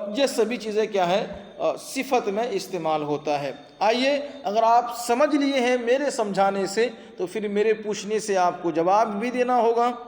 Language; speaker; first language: Urdu; native; Urdu